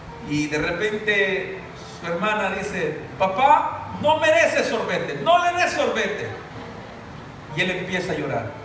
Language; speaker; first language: Spanish; native; Spanish